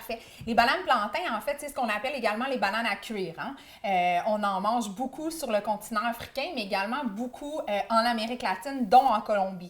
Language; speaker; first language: French; native; French